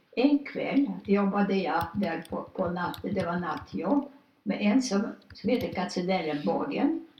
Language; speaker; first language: Swedish; non-native, fluent; Polish